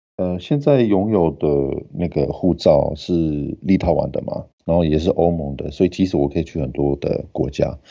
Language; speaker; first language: Chinese; non-native, fluent; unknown